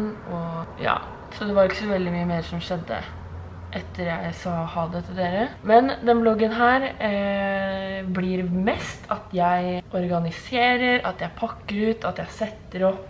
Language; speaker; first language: Norwegian; native; Norwegian